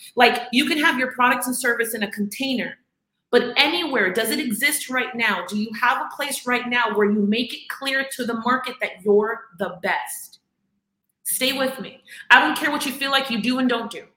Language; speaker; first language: English; early bilingual, other home language; Spanish